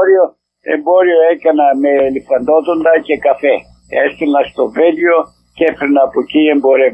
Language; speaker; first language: Greek; native; Greek